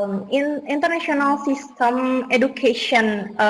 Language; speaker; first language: English; non-native, learner; Indonesian